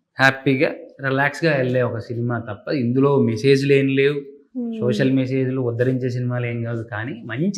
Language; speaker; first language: Telugu; native; Telugu